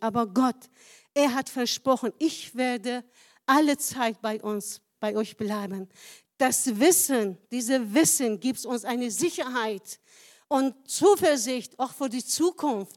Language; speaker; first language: German; non-native, fluent; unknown